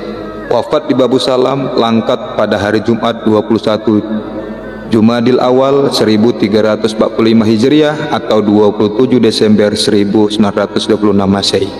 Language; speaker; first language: Indonesian; native; Indonesian